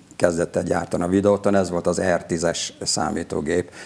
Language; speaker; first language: Hungarian; native; Hungarian